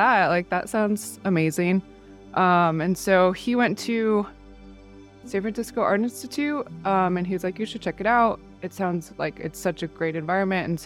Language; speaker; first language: English; native; English